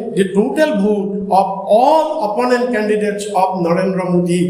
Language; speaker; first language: English; non-native, local second language; Assamese